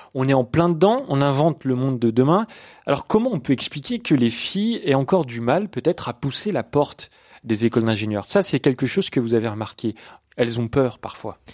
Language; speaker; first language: French; native; French